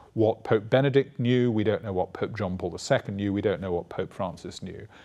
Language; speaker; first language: English; native; English